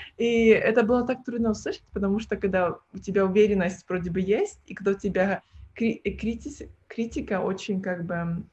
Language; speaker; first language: Russian; early bilingual, heritage; Russian